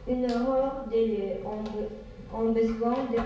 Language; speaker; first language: French; non-native, learner; Russian